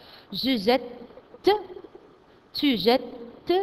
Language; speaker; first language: French; non-native, fluent; Arabic